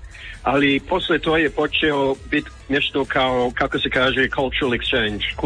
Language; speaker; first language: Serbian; early bilingual, heritage; English